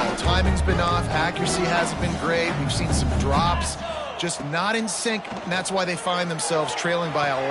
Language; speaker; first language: English; native; English